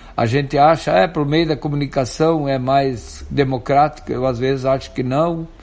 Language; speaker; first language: Portuguese; non-native, local second language; German